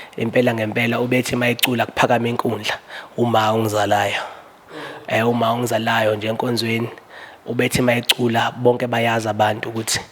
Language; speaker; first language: Zulu; native; Zulu